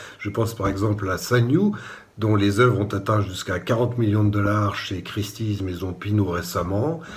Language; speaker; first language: French; native; French